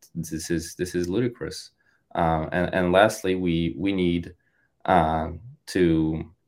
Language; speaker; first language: English; non-native, fluent; French